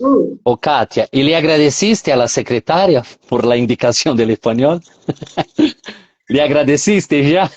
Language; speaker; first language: Spanish; non-native, fluent; Portuguese